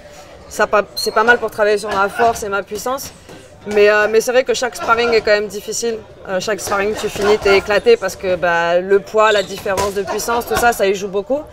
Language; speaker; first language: French; native; French